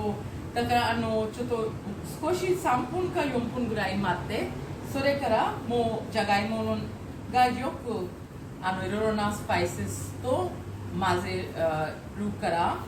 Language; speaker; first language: Japanese; non-native, fluent; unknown